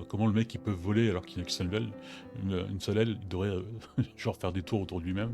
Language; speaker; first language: French; native; French